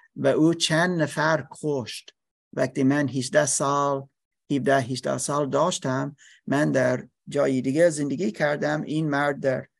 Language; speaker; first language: Persian; non-native, learner; English